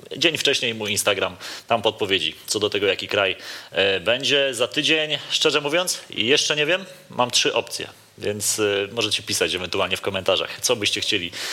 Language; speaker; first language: Polish; native; Polish